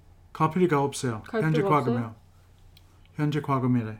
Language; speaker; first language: Korean; non-native, fluent; English